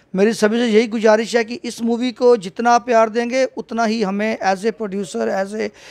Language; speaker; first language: Hindi; native; Hindi